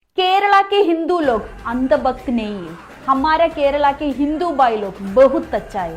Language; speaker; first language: Hindi; non-native, local second language; Malayalam